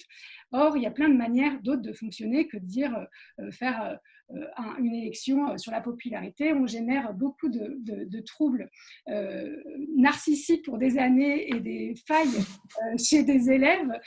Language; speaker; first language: French; native; French